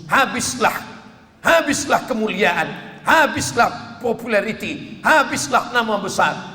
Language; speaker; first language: Malay; native; Malay